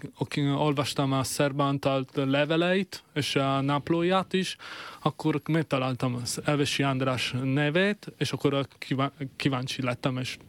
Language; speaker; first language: Hungarian; non-native, fluent; Italian